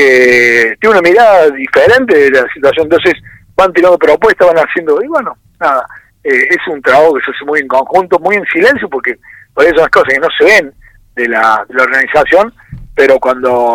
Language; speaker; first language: Spanish; native; Spanish